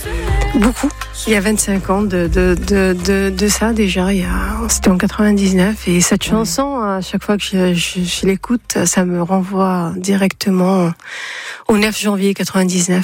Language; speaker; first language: French; non-native, local second language; Arabic